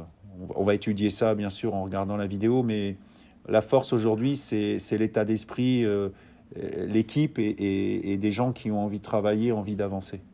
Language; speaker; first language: French; native; French